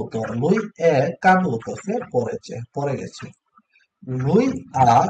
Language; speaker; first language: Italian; non-native, learner; Bangla